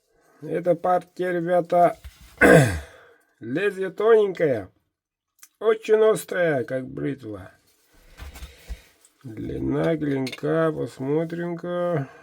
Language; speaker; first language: Russian; non-native, local second language; Yakut